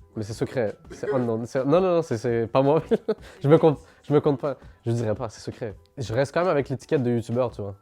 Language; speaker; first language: French; early bilingual, other home language; Arabic